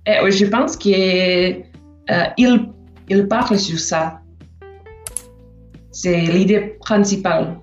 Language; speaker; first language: French; non-native, fluent; Slovak